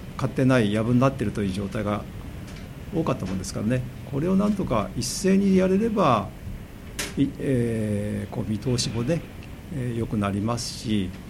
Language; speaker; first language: Japanese; native; Japanese